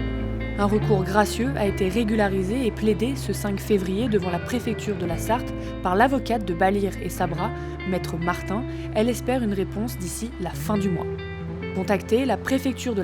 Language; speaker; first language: French; native; French